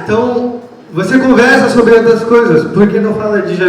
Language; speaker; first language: Portuguese; native; Portuguese